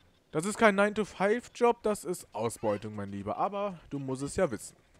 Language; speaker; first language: German; native; German